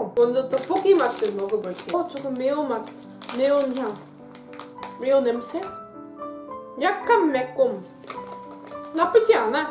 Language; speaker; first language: Korean; non-native, fluent; Dutch